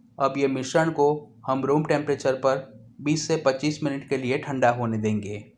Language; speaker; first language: Hindi; non-native, local second language; Gujarati